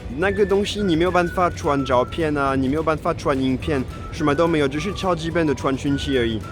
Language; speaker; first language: Chinese; non-native, fluent; French